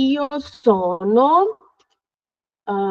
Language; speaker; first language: Italian; non-native, fluent; Portuguese